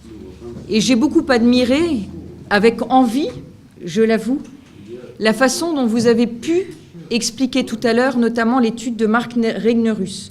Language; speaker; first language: French; native; French